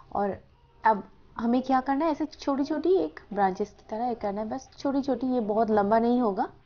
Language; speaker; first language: Hindi; non-native, local second language; Bangla